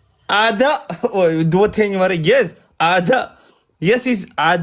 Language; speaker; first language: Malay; non-native, learner; Oromo